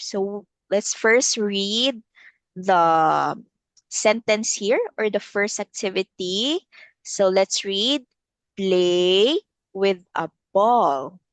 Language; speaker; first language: English; non-native, local second language; Filipino